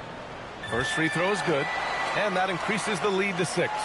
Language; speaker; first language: English; native; English